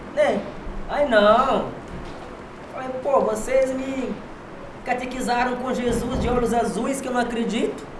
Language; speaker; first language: Portuguese; non-native, local second language; Kabuverdianu